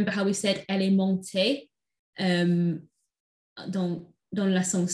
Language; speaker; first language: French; non-native, fluent; English